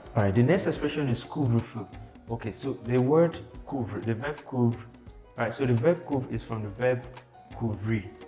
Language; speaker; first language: English; non-native, local second language; Yoruba